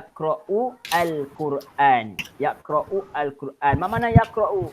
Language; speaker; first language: Arabic; non-native, fluent; Malay